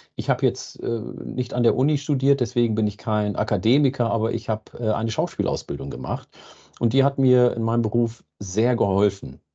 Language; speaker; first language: German; native; German